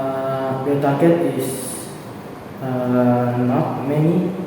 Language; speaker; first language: English; non-native, learner; Indonesian